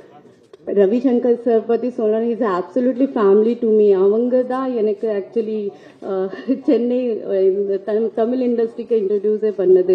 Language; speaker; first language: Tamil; non-native, learner; Marathi